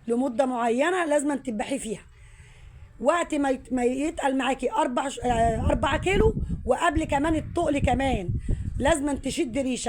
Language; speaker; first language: Arabic; native; Arabic